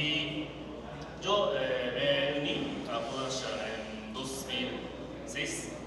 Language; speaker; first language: Spanish; non-native, learner; Japanese